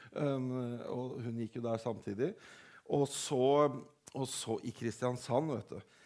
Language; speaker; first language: Norwegian; native; Norwegian